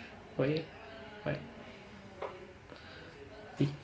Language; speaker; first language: French; non-native, fluent; Arabic